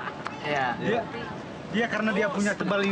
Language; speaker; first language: Indonesian; non-native, local second language; Nias